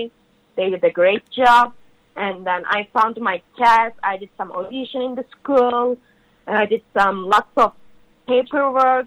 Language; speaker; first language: English; non-native, learner; Turkish